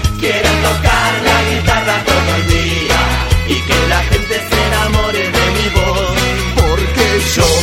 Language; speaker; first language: Spanish; native; Spanish